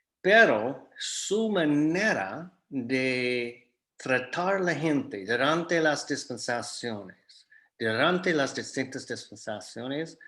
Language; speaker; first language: Spanish; non-native, fluent; English